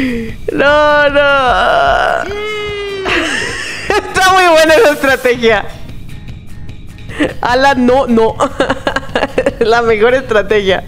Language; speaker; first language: Spanish; native; Spanish